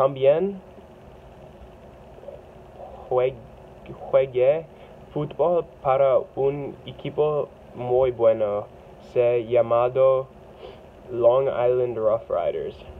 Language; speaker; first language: Spanish; non-native, learner; English